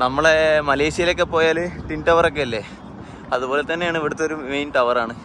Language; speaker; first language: English; non-native, local second language; Malayalam